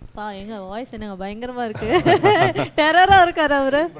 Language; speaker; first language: Tamil; native; Tamil